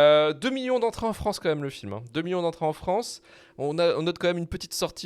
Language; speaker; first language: French; native; French